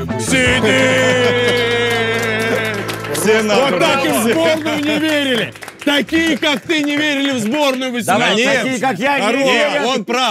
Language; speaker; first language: Russian; native; Russian